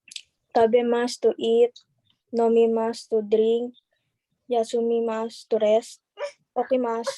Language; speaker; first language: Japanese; non-native, learner; Filipino